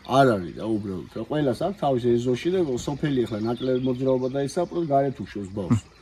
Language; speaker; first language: Georgian; native; Georgian